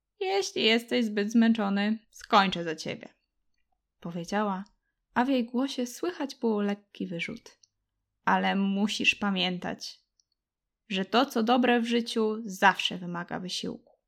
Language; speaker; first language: Polish; native; Polish